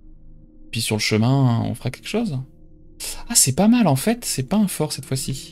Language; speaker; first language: French; native; French